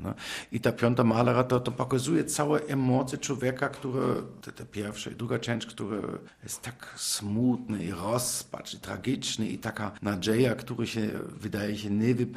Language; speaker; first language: Polish; non-native, fluent; German